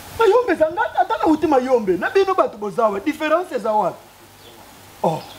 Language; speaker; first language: Lingala; non-native, local second language; Kongo